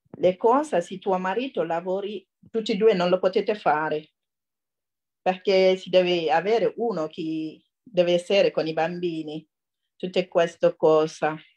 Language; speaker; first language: Italian; non-native, learner; Wolof